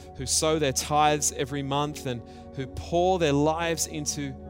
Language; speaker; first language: English; native; English